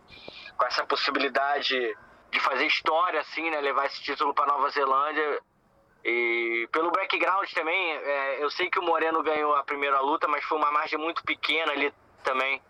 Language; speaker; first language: Portuguese; native; Portuguese